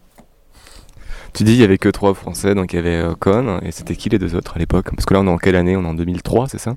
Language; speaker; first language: French; native; French